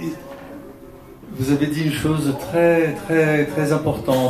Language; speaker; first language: French; non-native, fluent; Portuguese